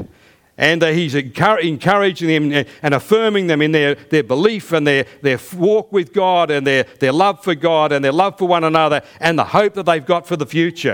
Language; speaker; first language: English; native; English